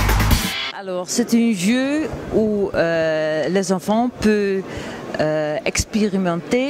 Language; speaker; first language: French; non-native, learner; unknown